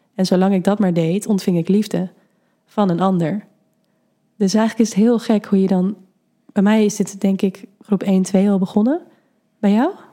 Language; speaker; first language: Dutch; native; Dutch